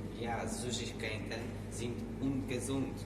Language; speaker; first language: German; non-native, learner; Polish